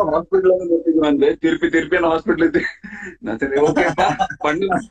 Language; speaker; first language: Tamil; non-native, fluent; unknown